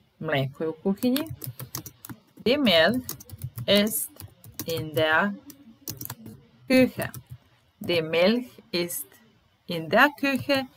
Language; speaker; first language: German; non-native, fluent; Serbian